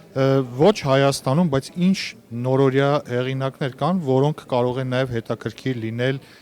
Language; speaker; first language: Armenian; native; Armenian